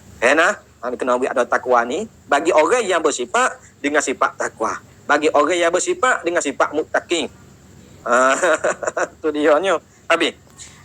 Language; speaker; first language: Malay; native; Malay